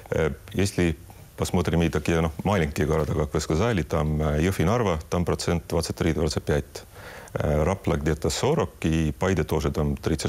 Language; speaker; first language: Russian; non-native, local second language; Estonian